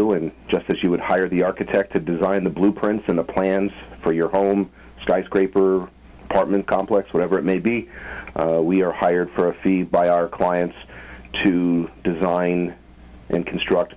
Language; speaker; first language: English; native; English